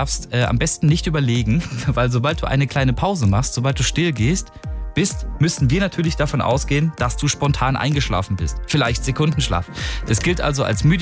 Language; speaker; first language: German; native; German